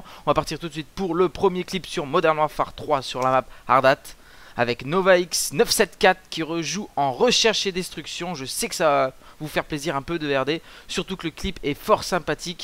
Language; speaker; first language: French; native; French